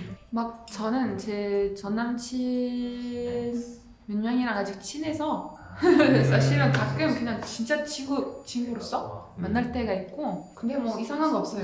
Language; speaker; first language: Korean; non-native, fluent; French